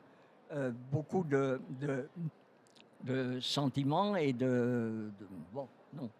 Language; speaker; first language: French; non-native, fluent; Dutch